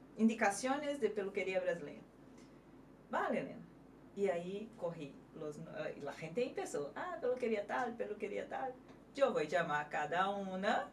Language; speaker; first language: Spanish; non-native, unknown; Portuguese